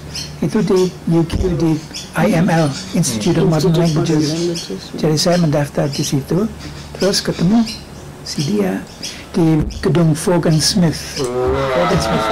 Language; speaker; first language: Indonesian; non-native, fluent; English